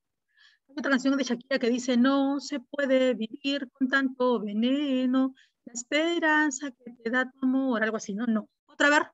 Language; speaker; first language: Spanish; native; Spanish